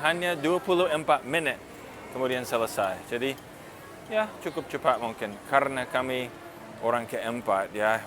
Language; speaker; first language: Indonesian; non-native, fluent; English